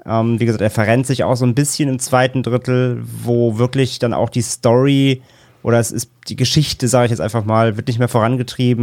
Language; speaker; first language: German; native; German